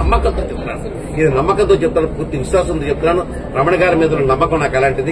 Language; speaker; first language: Telugu; native; Telugu